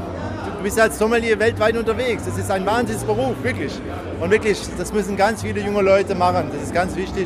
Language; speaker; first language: German; native; German